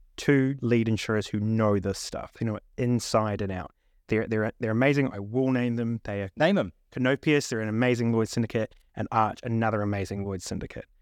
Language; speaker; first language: English; native; English